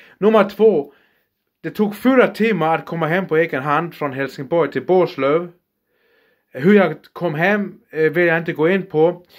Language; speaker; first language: Swedish; native; Swedish